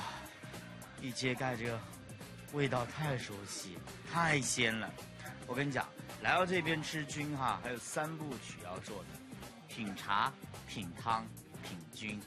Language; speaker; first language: Chinese; native; Chinese